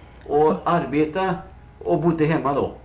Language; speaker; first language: Swedish; native; Swedish